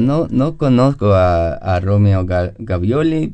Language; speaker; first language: Spanish; non-native, learner; English